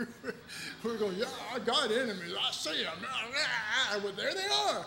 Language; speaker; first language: English; native; English